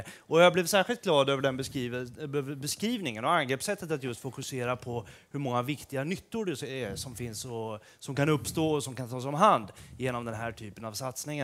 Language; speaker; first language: Swedish; native; Swedish